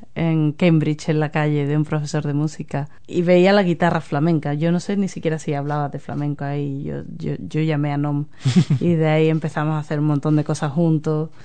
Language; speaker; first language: Spanish; native; Spanish